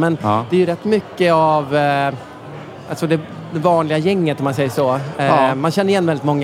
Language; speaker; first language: Swedish; native; Swedish